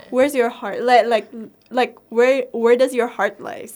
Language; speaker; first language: English; non-native, local second language; Malay